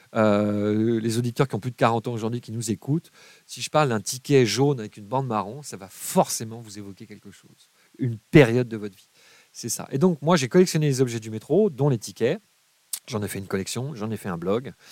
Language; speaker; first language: French; native; French